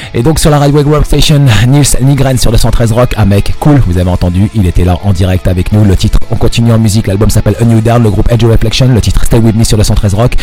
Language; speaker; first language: French; non-native, local second language; Arabic